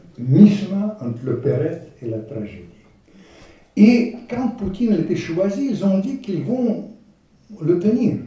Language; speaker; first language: French; non-native, fluent; Russian